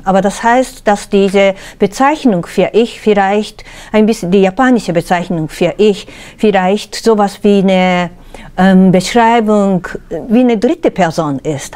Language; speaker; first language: German; non-native, fluent; Japanese